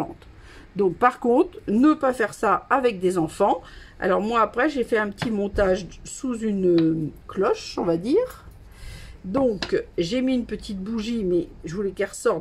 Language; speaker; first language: French; native; French